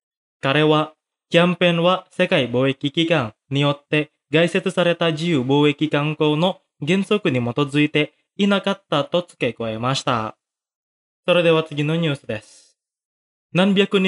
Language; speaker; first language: Japanese; non-native, fluent; Indonesian